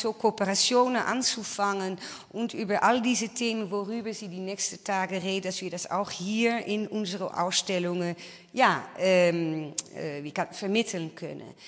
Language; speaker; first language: German; non-native, fluent; Dutch